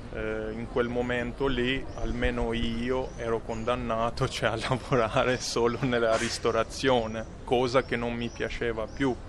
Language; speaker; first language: Italian; non-native, fluent; Albanian